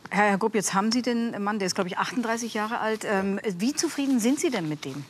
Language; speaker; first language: German; native; German